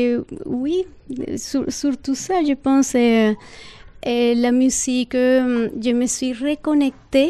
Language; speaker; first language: French; non-native, fluent; Spanish